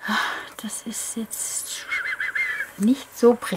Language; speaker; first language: German; native; German